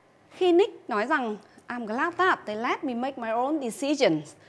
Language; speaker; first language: English; non-native, fluent; Vietnamese